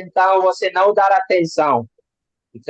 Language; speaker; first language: Portuguese; non-native, learner; Hindi